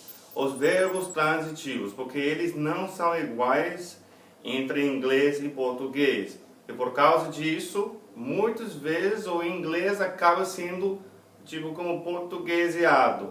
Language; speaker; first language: Portuguese; non-native, fluent; English